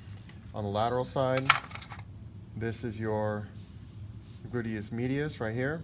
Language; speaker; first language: English; native; English